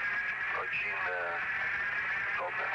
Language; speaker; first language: Russian; native; Russian